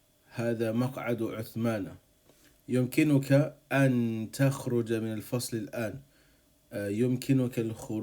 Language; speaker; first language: Arabic; non-native, fluent; English